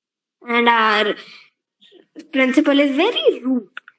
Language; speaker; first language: English; non-native, learner; Hindi